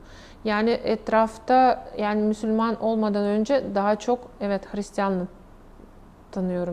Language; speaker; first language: Turkish; non-native, fluent; Russian